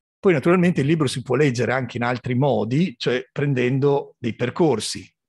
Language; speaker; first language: Italian; native; Italian